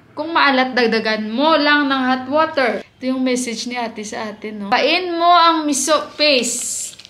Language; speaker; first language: Filipino; native; Filipino